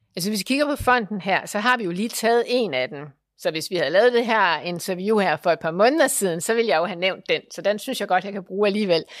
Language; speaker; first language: Danish; native; Danish